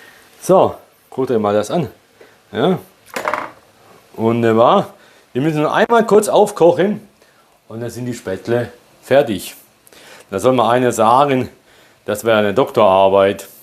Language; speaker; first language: German; early bilingual, other home language; Polish